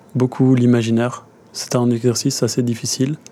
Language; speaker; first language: French; native; French